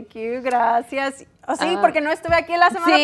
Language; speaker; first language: Spanish; early bilingual, heritage; Spanish